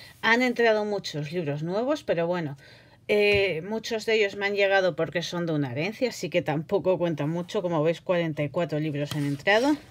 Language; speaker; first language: Spanish; native; Spanish